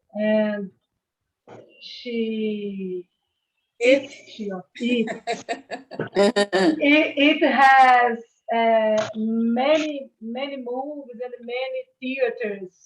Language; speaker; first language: English; non-native, learner; Portuguese